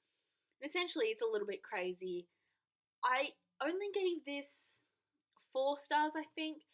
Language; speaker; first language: English; native; English